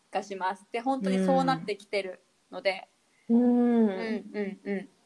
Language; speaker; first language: Japanese; native; Japanese